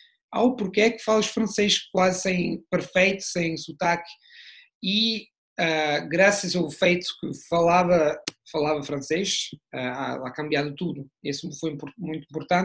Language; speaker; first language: Portuguese; non-native, fluent; Italian